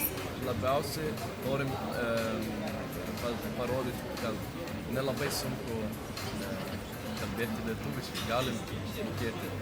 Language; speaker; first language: Lithuanian; non-native, learner; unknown